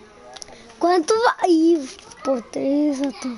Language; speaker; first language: Spanish; native; Spanish